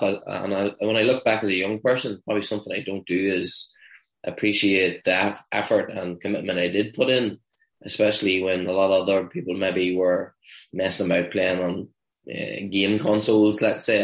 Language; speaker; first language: English; native; English